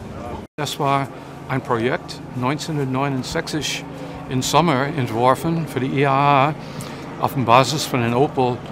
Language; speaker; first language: German; non-native, fluent; English